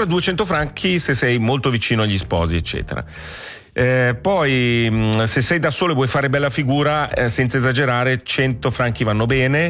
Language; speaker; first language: Italian; native; Italian